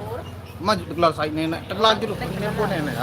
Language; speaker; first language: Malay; non-native, local second language; Sasak